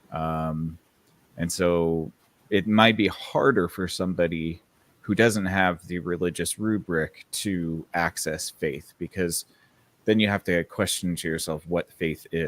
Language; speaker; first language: English; native; English